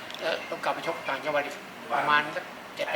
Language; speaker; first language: Thai; native; Thai